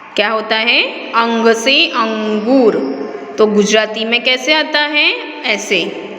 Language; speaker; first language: Hindi; non-native, local second language; Gujarati